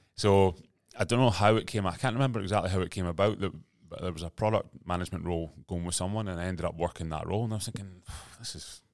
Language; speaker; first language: English; native; English